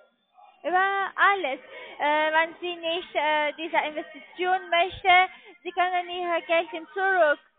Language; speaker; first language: German; non-native, learner; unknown